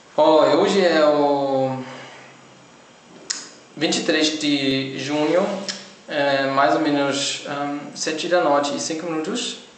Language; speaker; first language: Portuguese; non-native, learner; German